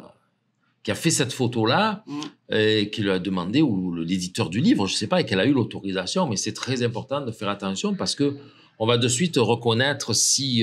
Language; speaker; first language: French; native; French